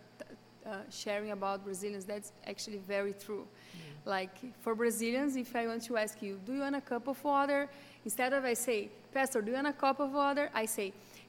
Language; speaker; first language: English; non-native, fluent; Portuguese